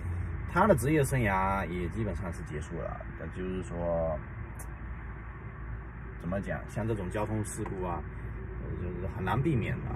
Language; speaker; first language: Chinese; native; Chinese